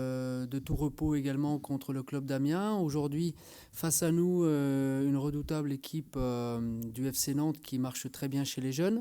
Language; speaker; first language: French; native; French